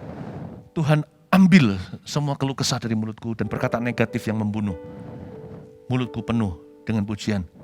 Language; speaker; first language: Indonesian; native; Indonesian